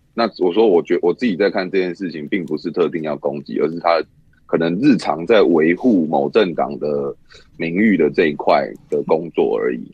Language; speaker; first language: Chinese; native; Chinese